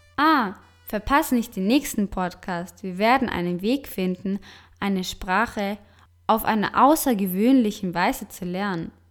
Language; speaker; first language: German; non-native, fluent; Spanish